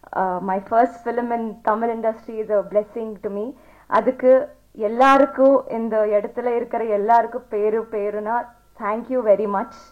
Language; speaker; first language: Tamil; non-native, local second language; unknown